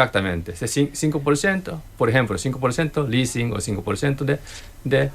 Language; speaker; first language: Spanish; non-native, learner; Japanese